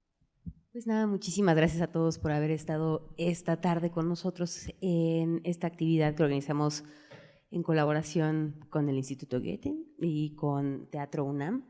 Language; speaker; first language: Spanish; native; Spanish